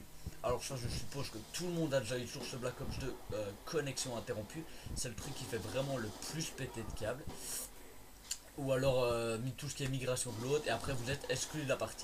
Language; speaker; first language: French; native; French